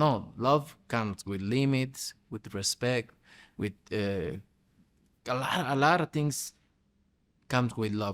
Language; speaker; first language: English; non-native, fluent; Spanish